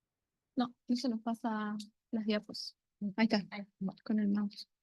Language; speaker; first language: Spanish; native; Spanish